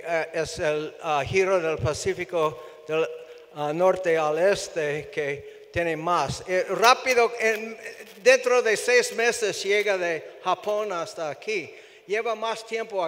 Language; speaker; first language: Spanish; non-native, fluent; English